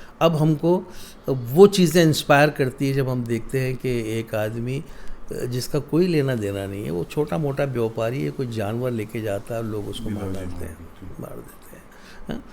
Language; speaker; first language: Urdu; native; Urdu